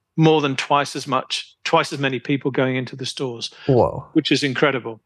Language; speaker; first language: English; native; English